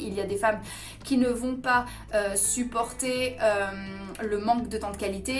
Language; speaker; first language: French; native; French